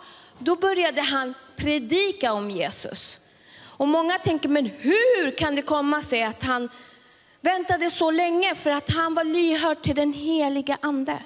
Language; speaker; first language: Swedish; early bilingual, other home language; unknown